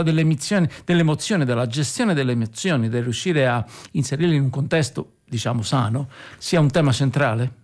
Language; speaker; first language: Italian; native; Italian